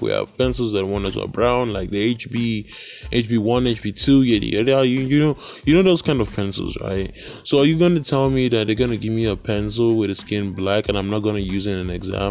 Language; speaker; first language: English; non-native, local second language; Yoruba